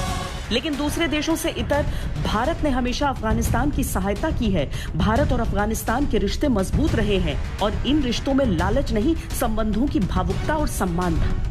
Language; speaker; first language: Hindi; native; Hindi